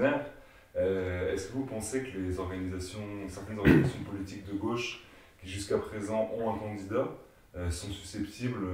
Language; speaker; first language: French; native; French